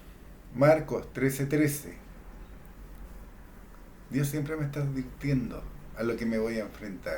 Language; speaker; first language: Spanish; native; Spanish